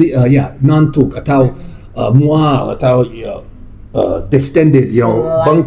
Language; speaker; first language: Indonesian; non-native, fluent; English